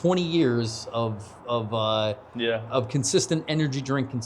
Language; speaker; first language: English; native; English